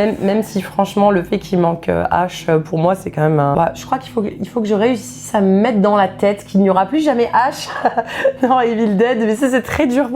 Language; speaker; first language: French; native; French